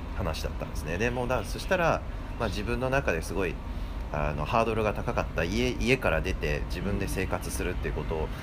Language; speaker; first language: Japanese; early bilingual, heritage; English